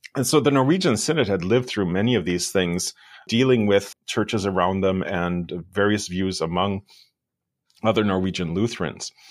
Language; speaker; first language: English; native; English